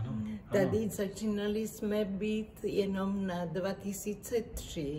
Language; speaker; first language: Czech; non-native, learner; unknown